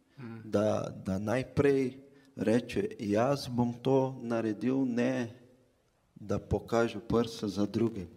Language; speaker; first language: Slovenian; non-native, fluent; Portuguese